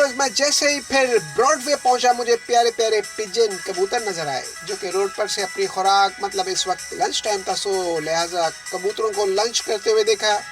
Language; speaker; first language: Urdu; native; Urdu